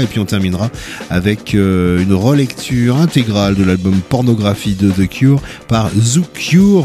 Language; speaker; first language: French; native; French